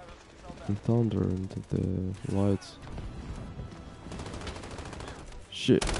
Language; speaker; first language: English; non-native, learner; Ukrainian